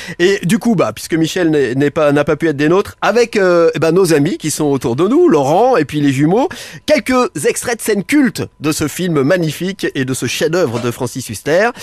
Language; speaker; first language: French; native; French